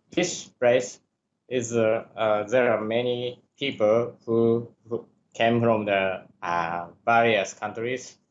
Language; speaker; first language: English; non-native, learner; Japanese